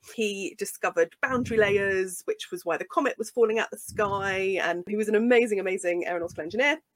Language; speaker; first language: English; native; English